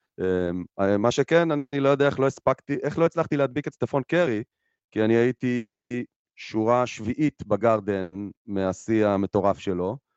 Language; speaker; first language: Hebrew; native; Hebrew